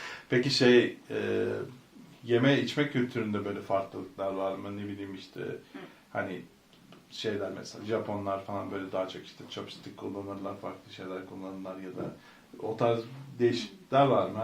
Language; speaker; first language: Turkish; native; Turkish